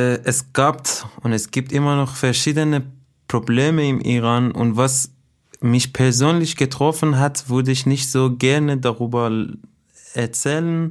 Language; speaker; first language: German; non-native, fluent; Persian